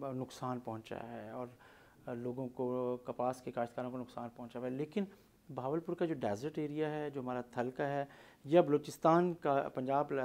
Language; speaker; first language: Urdu; non-native, local second language; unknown